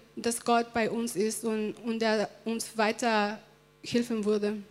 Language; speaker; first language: German; early bilingual, other home language; Spanish